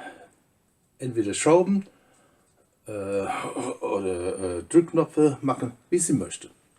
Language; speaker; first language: German; non-native, fluent; English